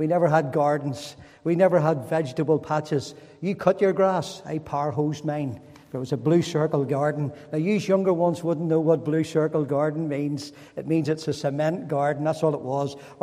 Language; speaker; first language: English; native; English